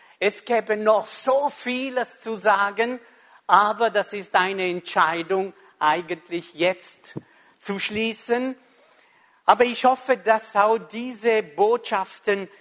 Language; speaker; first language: German; non-native, local second language; Italian